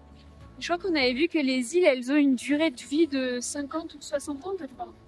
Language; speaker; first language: French; native; French